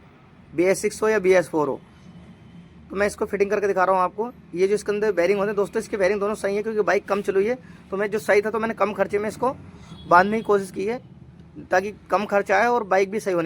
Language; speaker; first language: Hindi; native; Hindi